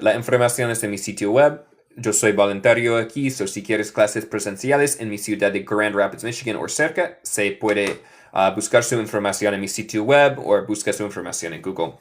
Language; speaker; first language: Spanish; non-native, fluent; English